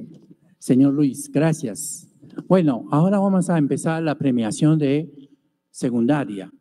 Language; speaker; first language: Spanish; non-native, fluent; Chinese